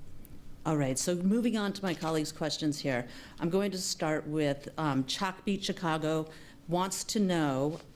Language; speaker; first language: English; native; English